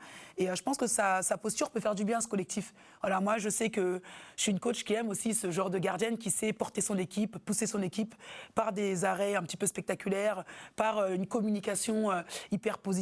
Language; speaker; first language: French; native; French